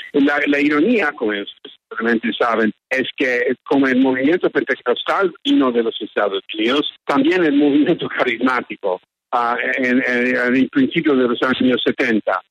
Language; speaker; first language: Spanish; early bilingual, heritage; English